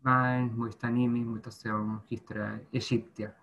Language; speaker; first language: Finnish; non-native, learner; Spanish